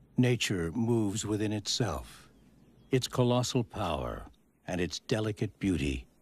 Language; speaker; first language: English; native; English